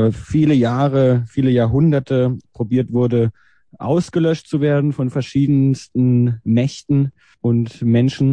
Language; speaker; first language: German; early bilingual, other home language; Hebrew